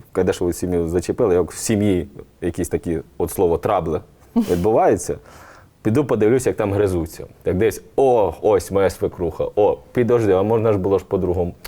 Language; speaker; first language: Ukrainian; native; Ukrainian